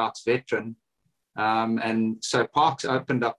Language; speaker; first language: English; native; English